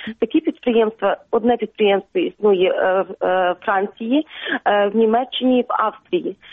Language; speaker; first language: Ukrainian; native; Ukrainian